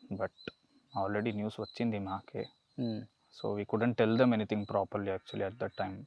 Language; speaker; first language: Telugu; non-native, learner; Kannada